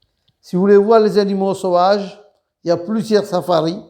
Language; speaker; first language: French; non-native, fluent; Sinhala